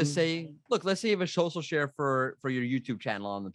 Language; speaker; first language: English; native; English